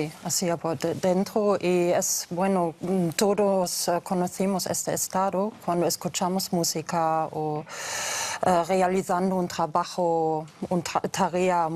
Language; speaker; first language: Spanish; non-native, fluent; German